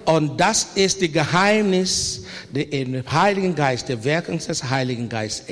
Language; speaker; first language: German; non-native, learner; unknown